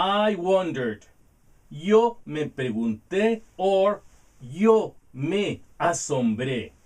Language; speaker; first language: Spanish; non-native, learner; English